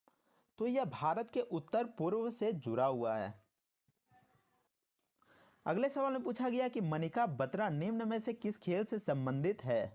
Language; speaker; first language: Hindi; native; Hindi